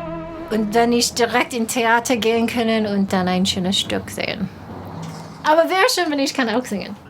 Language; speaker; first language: German; non-native, fluent; English